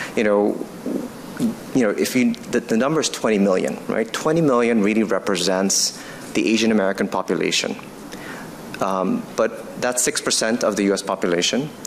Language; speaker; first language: English; non-native, fluent; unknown